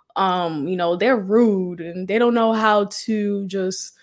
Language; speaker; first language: English; early bilingual, other home language; Haitian Creole